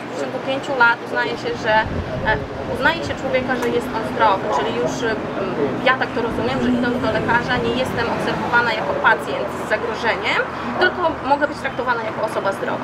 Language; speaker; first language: Polish; native; Polish